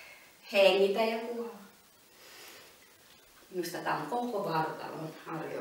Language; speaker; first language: Finnish; non-native, learner; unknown